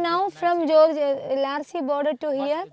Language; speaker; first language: English; non-native, learner; Malayalam